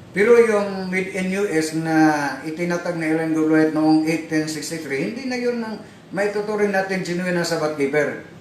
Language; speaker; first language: Filipino; non-native, local second language; Cebuano